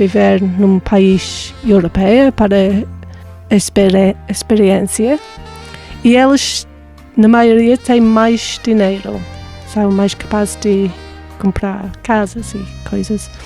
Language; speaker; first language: Portuguese; non-native, fluent; English